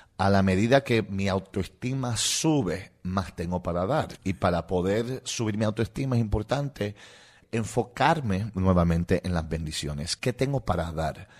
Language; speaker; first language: Spanish; non-native, local second language; English